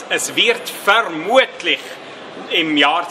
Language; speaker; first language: German; native; German